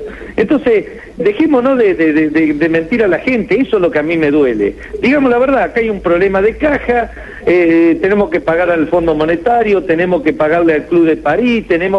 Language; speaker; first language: Spanish; native; Spanish